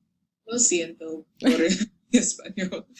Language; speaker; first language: Spanish; non-native, learner; English